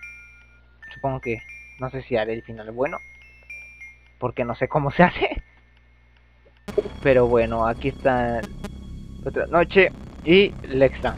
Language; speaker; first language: Spanish; native; Spanish